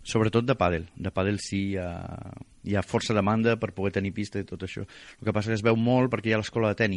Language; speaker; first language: Catalan; native; Catalan